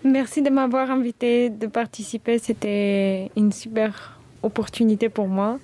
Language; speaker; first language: French; non-native, fluent; Bulgarian